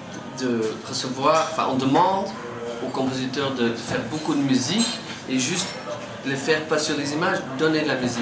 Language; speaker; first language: French; non-native, fluent; Dutch